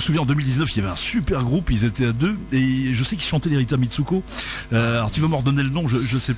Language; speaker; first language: French; native; French